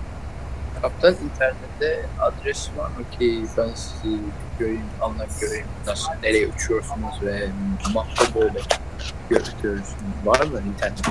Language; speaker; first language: Turkish; early bilingual, heritage; Turkish